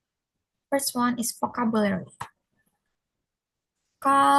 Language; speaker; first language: English; non-native, fluent; Indonesian